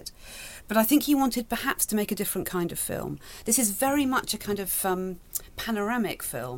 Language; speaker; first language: English; native; English